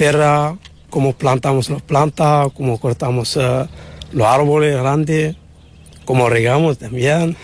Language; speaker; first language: Spanish; non-native, learner; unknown